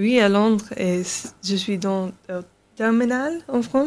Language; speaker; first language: French; non-native, learner; English